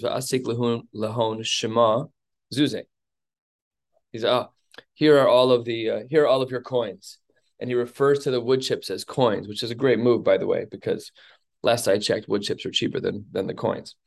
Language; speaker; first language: English; native; English